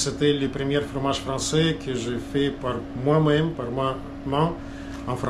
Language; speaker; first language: French; non-native, learner; Russian